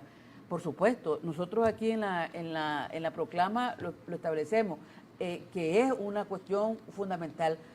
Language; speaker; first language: Spanish; native; Spanish